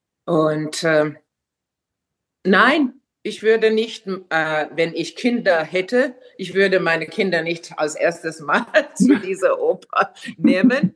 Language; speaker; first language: German; non-native, fluent; Finnish